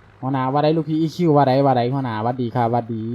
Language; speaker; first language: Thai; native; Thai